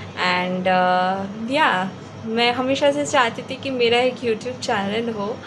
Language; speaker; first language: Hindi; non-native, local second language; Bangla